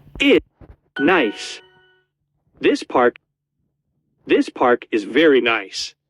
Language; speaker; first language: English; non-native, learner; Turkish